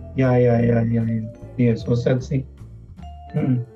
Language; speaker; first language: Indonesian; non-native, local second language; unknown